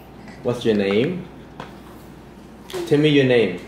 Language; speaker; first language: English; non-native, fluent; Thai